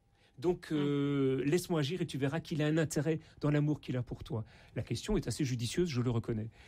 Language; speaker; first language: French; native; French